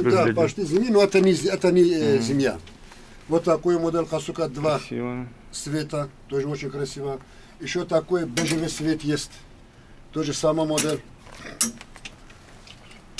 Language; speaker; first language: Russian; non-native, learner; Turkish